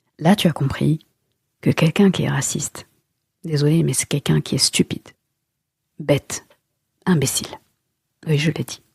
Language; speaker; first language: French; early bilingual, other home language; Wolof